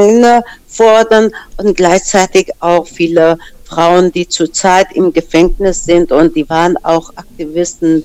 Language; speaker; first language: German; non-native, fluent; Persian